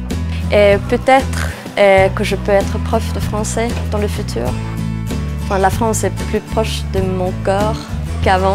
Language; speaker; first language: French; non-native, fluent; Swedish